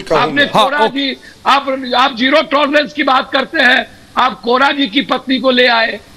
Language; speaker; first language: Hindi; native; Hindi